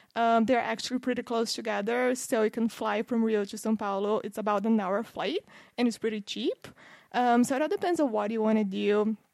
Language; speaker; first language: English; non-native, fluent; Portuguese